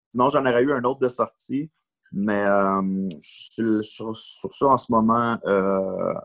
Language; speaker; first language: French; native; French